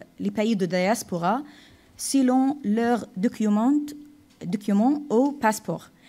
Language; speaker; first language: French; non-native, fluent; Arabic